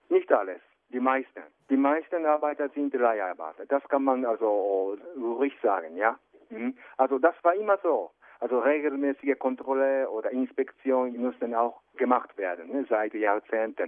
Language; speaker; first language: German; non-native, fluent; Japanese